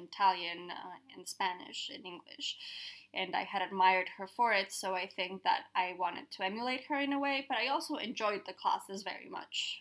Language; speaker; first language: English; non-native, fluent; Spanish